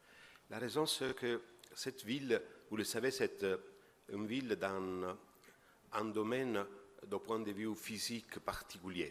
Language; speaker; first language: French; non-native, fluent; Italian